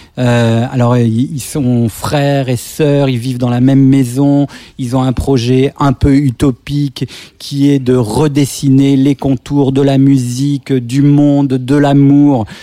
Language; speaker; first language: French; native; French